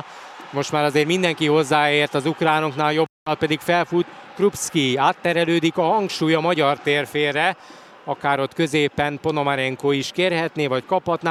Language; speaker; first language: Hungarian; native; Hungarian